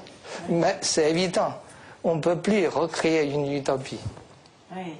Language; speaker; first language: French; non-native, fluent; Chinese